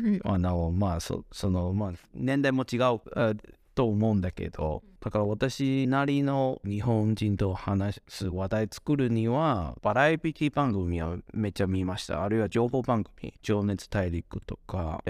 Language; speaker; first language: Japanese; non-native, fluent; Chinese